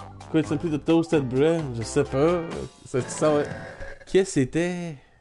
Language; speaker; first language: French; native; French